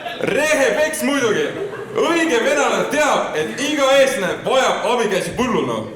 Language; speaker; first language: Estonian; non-native, local second language; Russian